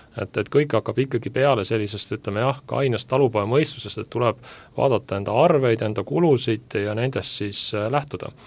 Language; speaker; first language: Estonian; native; Estonian